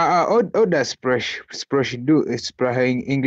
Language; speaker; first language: German; non-native, learner; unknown